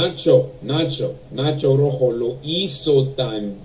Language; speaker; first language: Spanish; non-native, learner; English